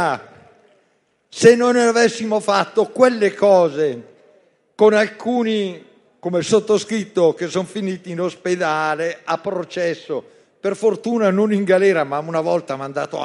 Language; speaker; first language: Italian; native; Italian